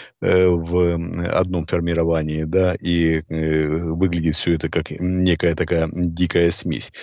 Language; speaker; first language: Russian; native; Russian